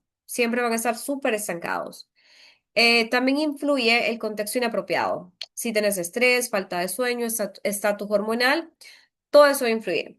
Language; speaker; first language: Spanish; native; Spanish